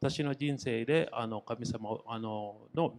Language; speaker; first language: Japanese; non-native, fluent; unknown